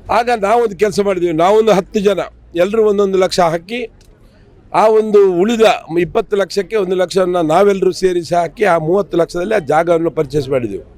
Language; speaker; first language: Kannada; native; Kannada